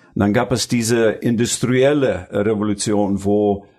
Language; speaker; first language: German; early bilingual, other home language; Russian